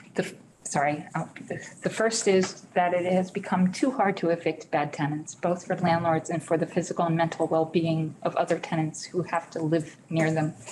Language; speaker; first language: English; native; English